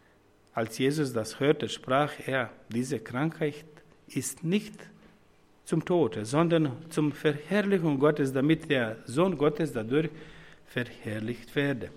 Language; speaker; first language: German; non-native, fluent; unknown